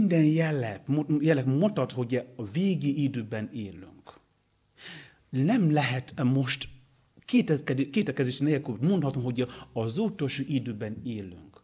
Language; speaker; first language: Hungarian; non-native, learner; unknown